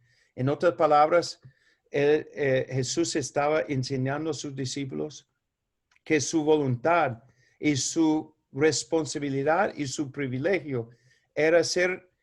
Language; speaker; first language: Spanish; non-native, fluent; English